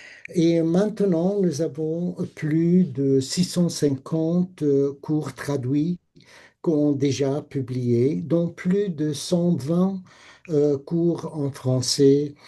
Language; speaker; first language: French; non-native, fluent; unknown